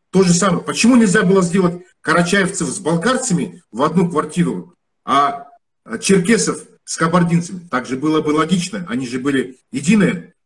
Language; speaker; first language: Russian; non-native, local second language; Kazakh